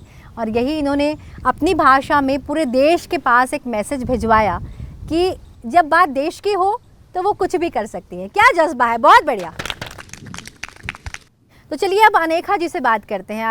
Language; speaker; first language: Hindi; native; Hindi